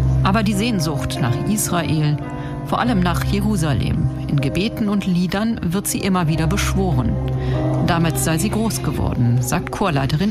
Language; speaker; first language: German; native; German